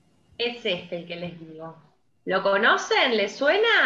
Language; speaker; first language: Spanish; native; Spanish